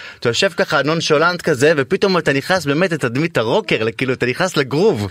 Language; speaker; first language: Hebrew; native; Hebrew